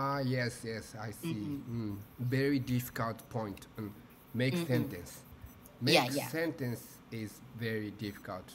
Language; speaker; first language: English; non-native, learner; Japanese